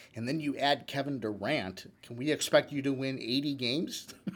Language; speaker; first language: English; native; English